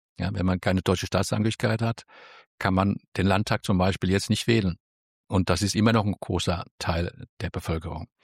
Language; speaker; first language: German; early bilingual, other home language; Spanish